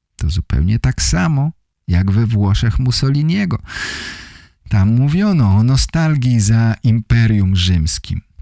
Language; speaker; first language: Polish; native; Polish